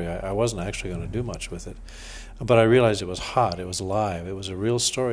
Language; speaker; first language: English; native; English